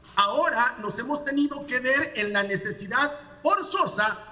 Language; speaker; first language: Spanish; native; Spanish